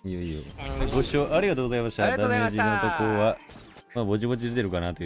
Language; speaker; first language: Japanese; native; Japanese